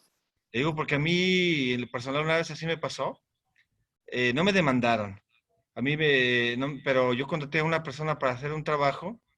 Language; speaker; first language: Spanish; native; Spanish